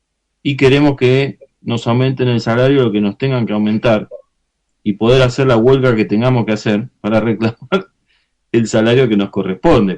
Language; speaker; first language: Spanish; native; Spanish